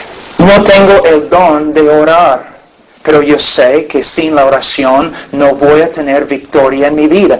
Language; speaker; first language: Spanish; non-native, fluent; English